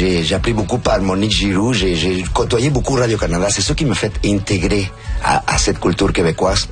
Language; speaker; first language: French; non-native, fluent; Spanish